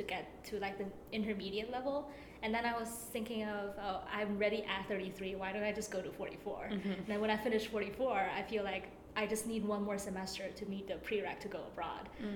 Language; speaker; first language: English; non-native, fluent; Chinese